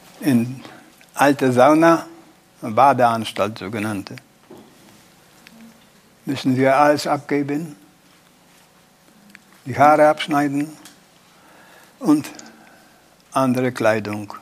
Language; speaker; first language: German; non-native, learner; Polish